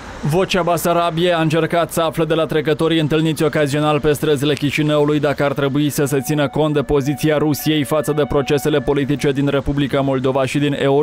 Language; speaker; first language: Romanian; native; Romanian